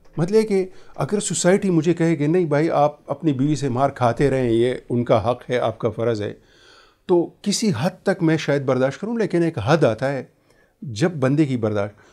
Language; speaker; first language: Urdu; native; Urdu